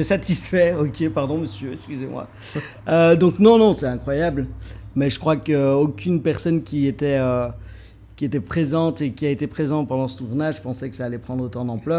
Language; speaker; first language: French; native; French